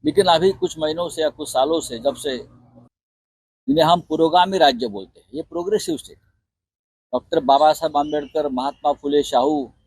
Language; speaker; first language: Hindi; non-native, local second language; Marathi